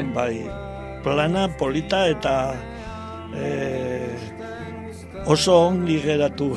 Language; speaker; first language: Basque; non-native, learner; Spanish